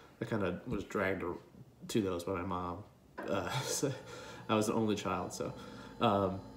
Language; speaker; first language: English; native; English